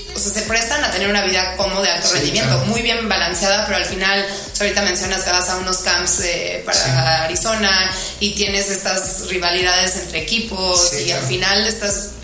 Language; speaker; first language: Spanish; early bilingual, heritage; Spanish